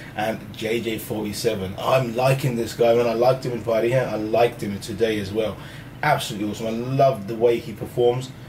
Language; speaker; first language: English; early bilingual, other home language; Hindi